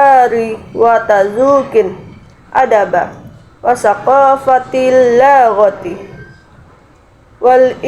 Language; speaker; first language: Arabic; non-native, learner; Indonesian